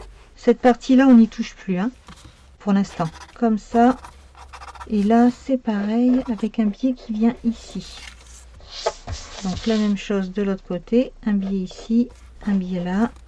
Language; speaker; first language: French; native; French